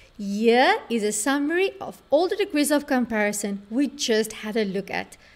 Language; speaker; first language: English; native; English